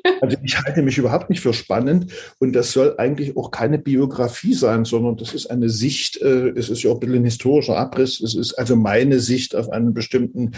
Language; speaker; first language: German; native; German